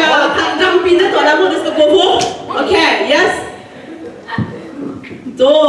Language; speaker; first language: Norwegian; non-native, fluent; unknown